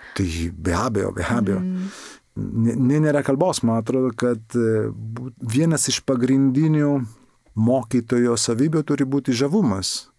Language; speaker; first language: Lithuanian; non-native, fluent; Italian